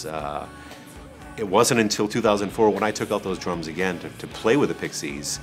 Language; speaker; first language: English; native; English